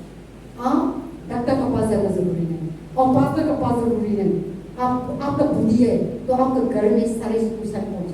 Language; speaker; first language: Hindi; non-native, local second language; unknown